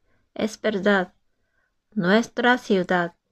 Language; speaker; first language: Spanish; non-native, fluent; Japanese